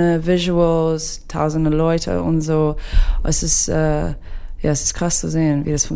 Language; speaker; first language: German; non-native, fluent; English